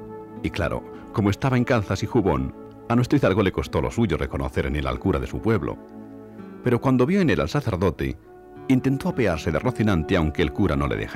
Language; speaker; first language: Spanish; native; Spanish